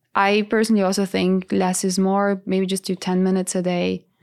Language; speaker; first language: English; non-native, fluent; Italian